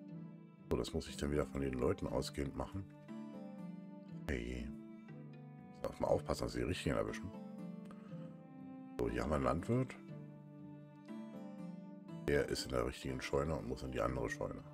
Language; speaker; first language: German; native; German